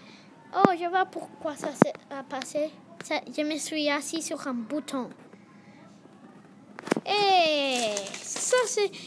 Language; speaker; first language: French; non-native, learner; English